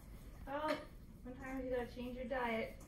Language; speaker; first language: English; native; English